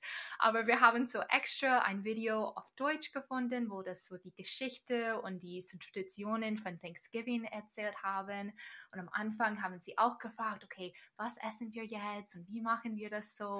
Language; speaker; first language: German; non-native, fluent; English